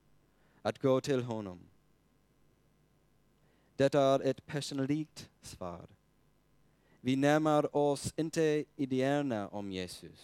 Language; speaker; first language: Swedish; non-native, fluent; English